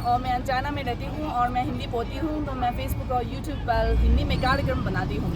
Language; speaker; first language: Hindi; non-native, fluent; Chinese